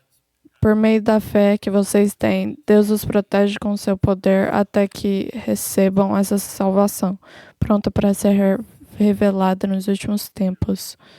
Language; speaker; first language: Portuguese; non-native, fluent; English